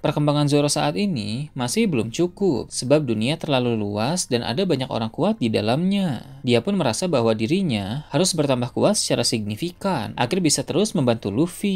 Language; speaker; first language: Indonesian; native; Indonesian